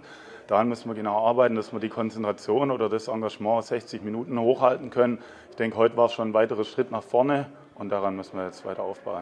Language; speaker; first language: German; native; German